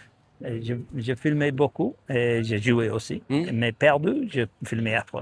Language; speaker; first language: French; non-native, learner; English